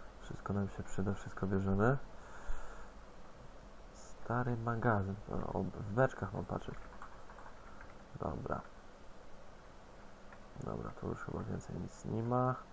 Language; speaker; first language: Polish; native; Polish